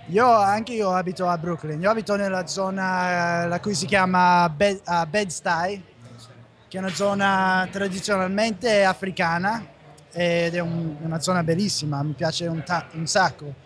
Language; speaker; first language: Italian; non-native, fluent; English